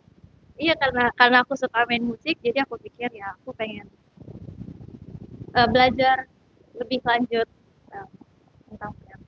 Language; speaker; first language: Indonesian; native; Indonesian